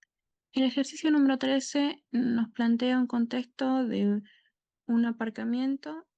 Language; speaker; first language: Spanish; native; Spanish